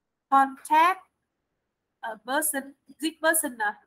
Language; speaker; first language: English; non-native, learner; Vietnamese